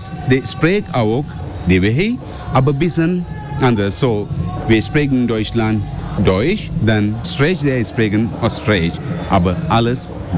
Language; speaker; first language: German; non-native, learner; Sinhala